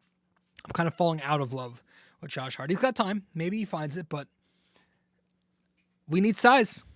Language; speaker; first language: English; native; English